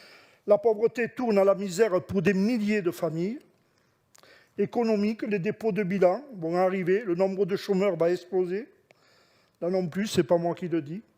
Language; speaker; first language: French; native; French